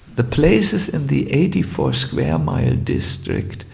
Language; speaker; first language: English; non-native, fluent; German